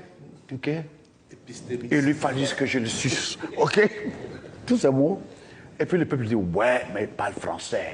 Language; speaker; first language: French; non-native, local second language; Dyula